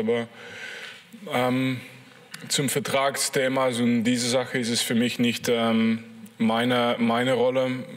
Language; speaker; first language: German; non-native, fluent; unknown